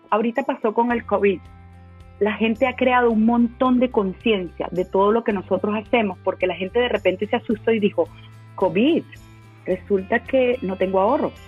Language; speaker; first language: Spanish; native; Spanish